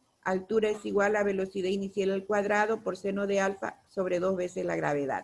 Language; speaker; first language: Spanish; native; Spanish